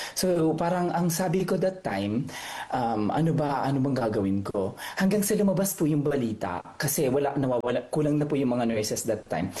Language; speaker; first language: Filipino; native; Filipino